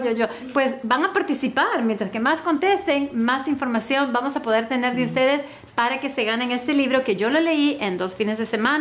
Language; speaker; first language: Spanish; native; Spanish